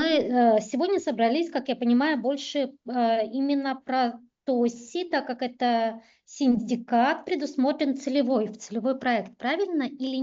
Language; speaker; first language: Russian; native; Russian